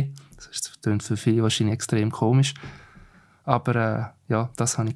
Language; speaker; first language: German; native; German